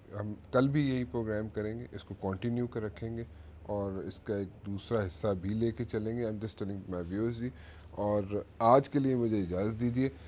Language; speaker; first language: Urdu; native; Urdu